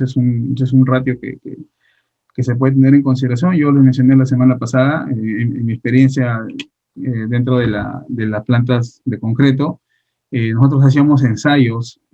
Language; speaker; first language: Spanish; native; Spanish